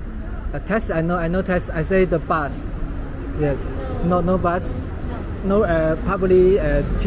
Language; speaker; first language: English; non-native, learner; Chinese